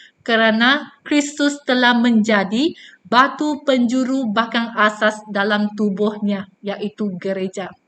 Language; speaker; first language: Malay; non-native, local second language; Chinese